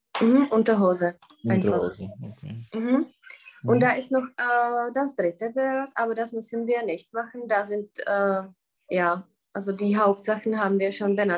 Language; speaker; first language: German; non-native, fluent; Czech